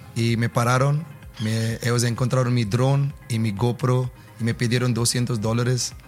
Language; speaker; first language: Spanish; non-native, learner; Hindi